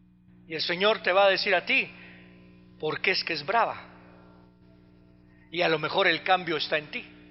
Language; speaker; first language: Spanish; native; Spanish